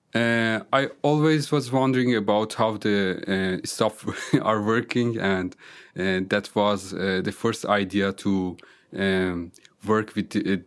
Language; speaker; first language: English; non-native, fluent; Azerbaijani